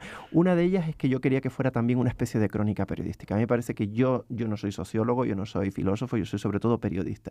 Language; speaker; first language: Spanish; native; Spanish